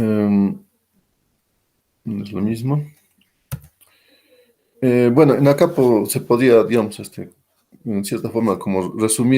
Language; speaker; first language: Spanish; native; Spanish